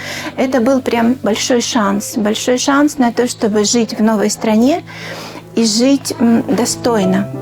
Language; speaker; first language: Russian; native; Russian